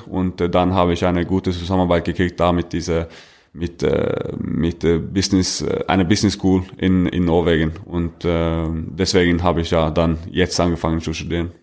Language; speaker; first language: German; non-native, fluent; Norwegian